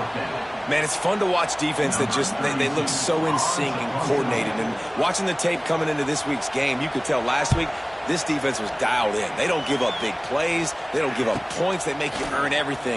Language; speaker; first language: English; native; English